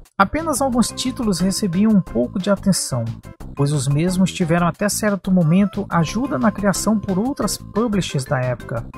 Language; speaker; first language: Portuguese; native; Portuguese